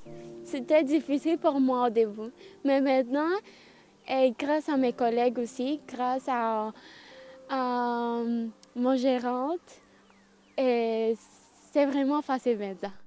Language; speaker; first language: French; non-native, fluent; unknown